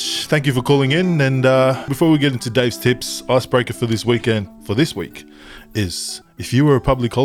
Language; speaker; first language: English; non-native, local second language; Tongan